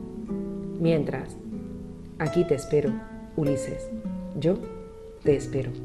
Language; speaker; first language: Spanish; native; Spanish